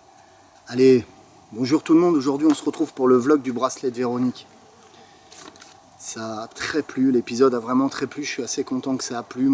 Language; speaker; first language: French; native; French